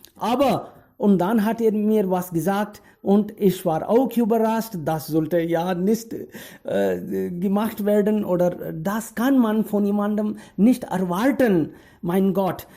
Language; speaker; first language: German; non-native, fluent; Hindi